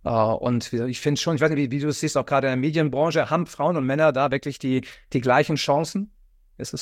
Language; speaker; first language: German; native; German